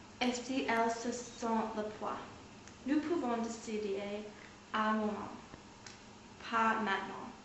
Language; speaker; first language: French; non-native, learner; English